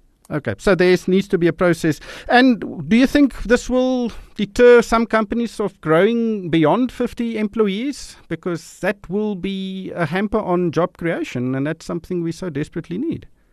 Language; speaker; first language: English; non-native, local second language; Afrikaans